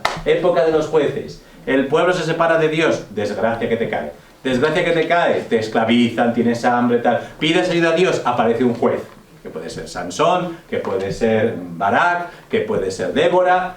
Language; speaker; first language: Spanish; native; Spanish